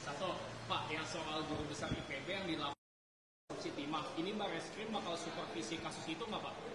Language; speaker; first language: Indonesian; native; Indonesian